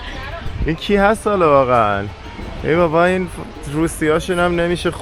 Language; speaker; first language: Persian; native; Persian